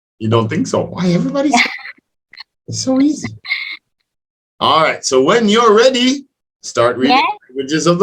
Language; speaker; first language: English; non-native, fluent; French